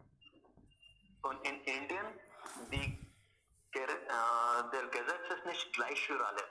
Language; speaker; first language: German; non-native, learner; Hindi